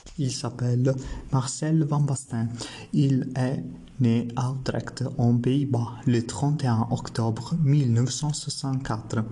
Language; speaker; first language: French; non-native, learner; Italian